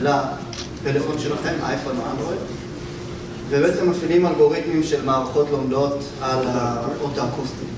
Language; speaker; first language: Hebrew; native; Hebrew